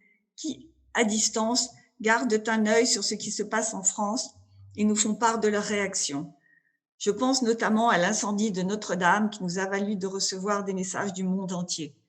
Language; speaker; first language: French; native; French